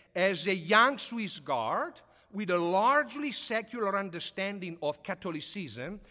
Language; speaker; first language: English; non-native, fluent; Italian